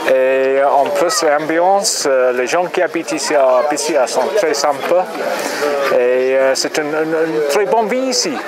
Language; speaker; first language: French; non-native, learner; English